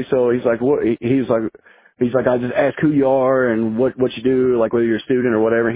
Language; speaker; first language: English; native; English